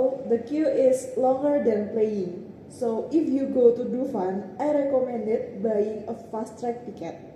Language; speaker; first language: English; non-native, learner; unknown